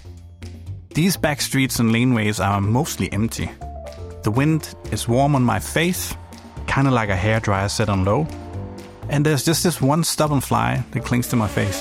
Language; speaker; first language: English; non-native, fluent; Danish